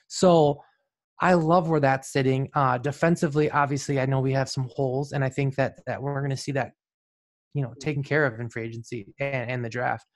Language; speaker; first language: English; native; English